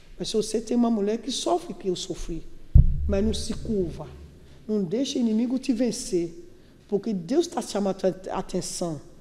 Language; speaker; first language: Portuguese; non-native, learner; Yoruba